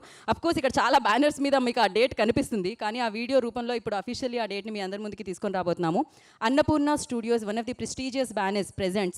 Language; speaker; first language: Telugu; native; Telugu